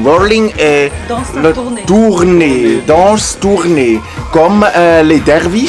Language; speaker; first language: French; non-native, learner; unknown